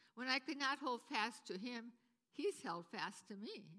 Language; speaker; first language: English; native; English